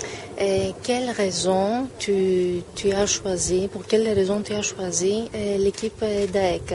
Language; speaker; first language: French; non-native, learner; Greek